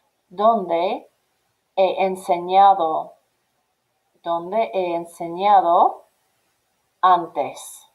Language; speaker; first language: Spanish; non-native, fluent; English